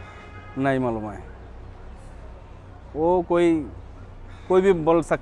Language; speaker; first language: Hindi; non-native, local second language; Bangla